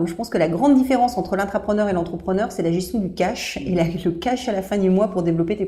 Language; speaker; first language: French; native; French